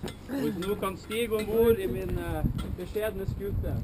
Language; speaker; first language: Norwegian; native; Norwegian